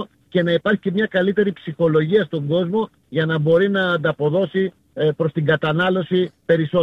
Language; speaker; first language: Greek; native; Greek